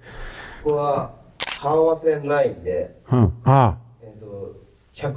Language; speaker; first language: Japanese; native; Japanese